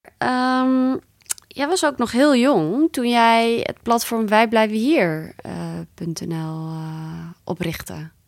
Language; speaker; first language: Dutch; early bilingual, other home language; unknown